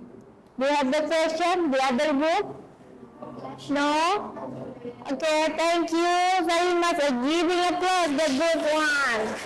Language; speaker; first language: English; non-native, learner; Indonesian